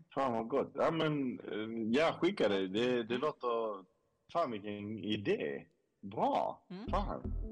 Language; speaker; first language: Swedish; early bilingual, other home language; Spanish